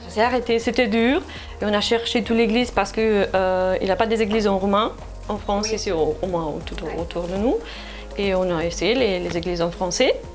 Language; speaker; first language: French; non-native, fluent; Romanian